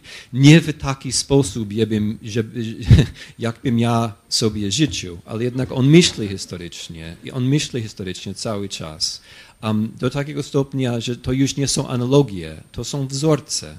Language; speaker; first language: Polish; non-native, fluent; English